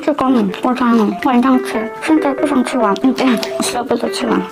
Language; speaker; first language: Chinese; non-native, learner; Korean